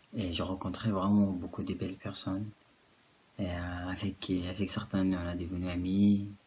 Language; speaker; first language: French; non-native, fluent; Arabic